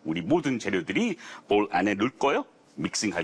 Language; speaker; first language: Korean; non-native, learner; English